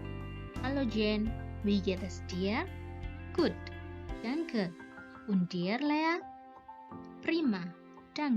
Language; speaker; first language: German; non-native, learner; Indonesian